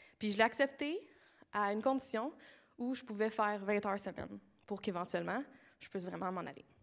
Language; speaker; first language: French; native; French